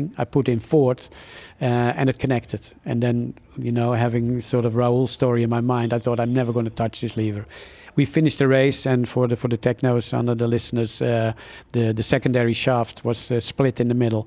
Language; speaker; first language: English; non-native, fluent; Dutch